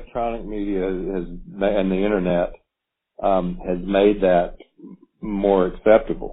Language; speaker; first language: English; native; English